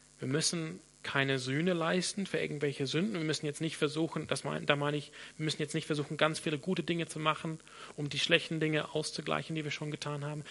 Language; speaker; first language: German; non-native, fluent; English